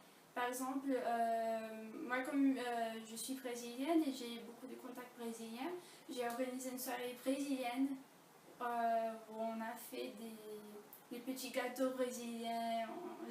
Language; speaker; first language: French; non-native, fluent; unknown